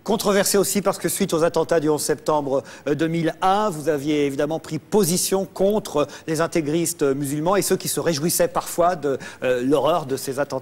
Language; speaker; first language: French; native; French